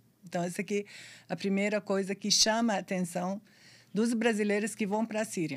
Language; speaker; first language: Portuguese; non-native, fluent; Arabic